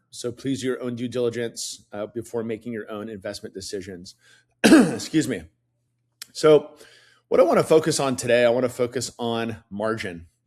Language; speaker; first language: English; native; English